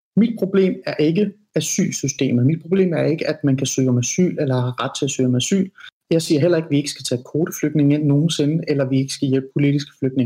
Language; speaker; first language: Danish; early bilingual, other home language; Persian